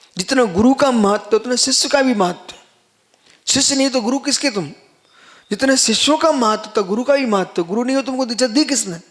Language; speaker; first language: Hindi; native; Hindi